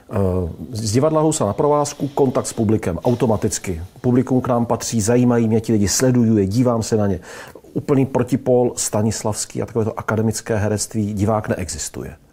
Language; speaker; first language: Czech; native; Czech